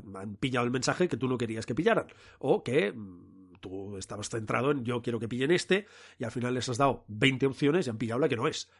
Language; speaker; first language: Spanish; non-native, local second language; Catalan